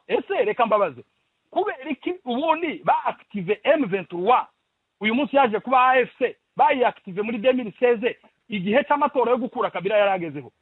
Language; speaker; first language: Kinyarwanda; native; Kinyarwanda